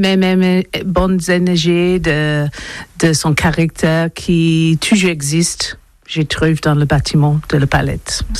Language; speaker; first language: French; non-native, learner; English